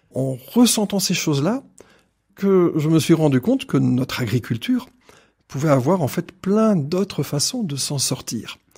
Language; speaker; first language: French; native; French